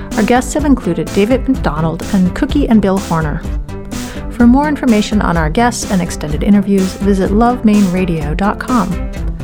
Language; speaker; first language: English; native; English